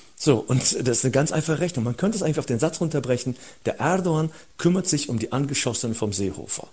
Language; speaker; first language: German; early bilingual, other home language; Turkish